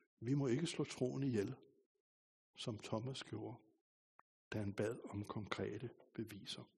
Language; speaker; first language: Danish; native; Danish